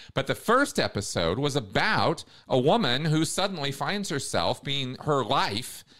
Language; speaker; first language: English; native; English